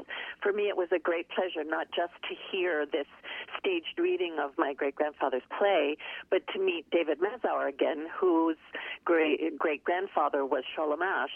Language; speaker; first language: English; native; English